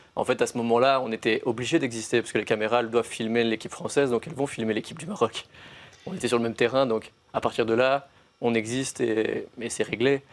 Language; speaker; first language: French; native; French